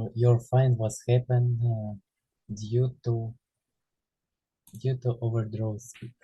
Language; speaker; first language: English; non-native, learner; Ukrainian